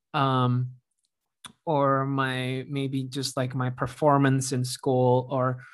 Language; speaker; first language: English; non-native, fluent; Indonesian